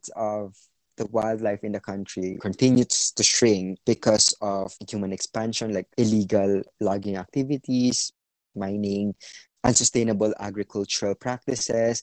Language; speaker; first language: English; non-native, local second language; Cebuano